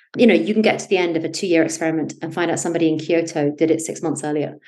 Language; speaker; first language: English; native; English